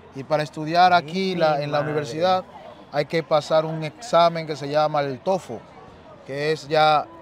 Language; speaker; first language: Spanish; native; Spanish